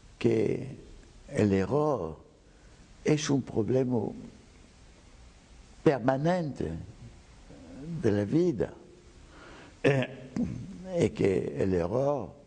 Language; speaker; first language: Spanish; non-native, fluent; French